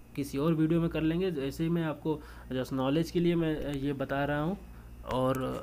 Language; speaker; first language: Hindi; native; Hindi